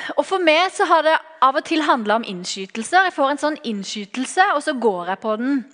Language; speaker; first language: Norwegian; native; Norwegian